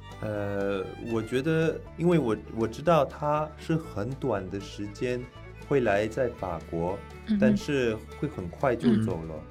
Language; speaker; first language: Chinese; non-native, learner; French